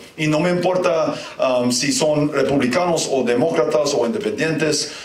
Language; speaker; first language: Spanish; non-native, fluent; English